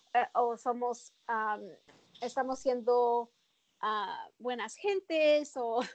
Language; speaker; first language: Spanish; early bilingual, heritage; Spanish